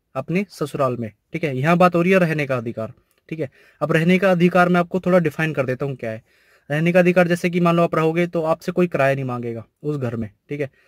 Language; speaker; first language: Hindi; native; Hindi